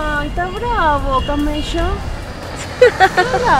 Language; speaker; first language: Spanish; native; Spanish